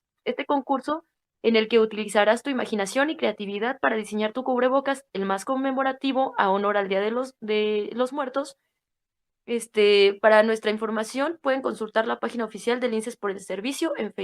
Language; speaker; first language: Spanish; native; Spanish